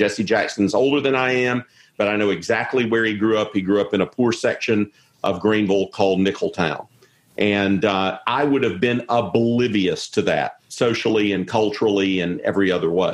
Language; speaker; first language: English; native; English